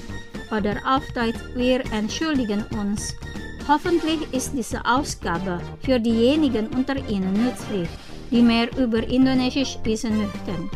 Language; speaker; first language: German; non-native, fluent; Indonesian